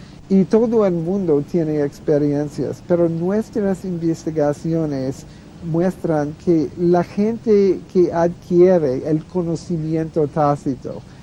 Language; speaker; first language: Spanish; non-native, fluent; English